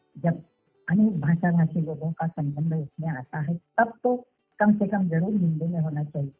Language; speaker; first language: Hindi; non-native, local second language; Marathi